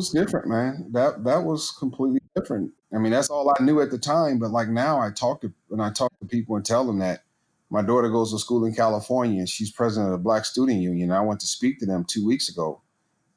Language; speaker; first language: English; native; English